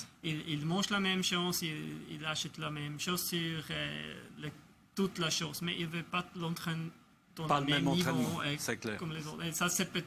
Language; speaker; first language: French; non-native, local second language; German